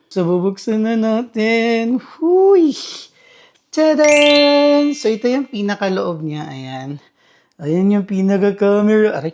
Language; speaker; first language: Filipino; non-native, local second language; Cebuano